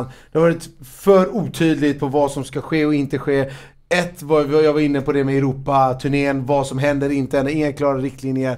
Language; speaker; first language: Swedish; native; Swedish